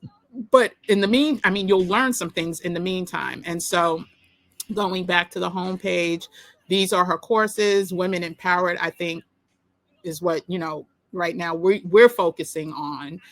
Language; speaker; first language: English; native; English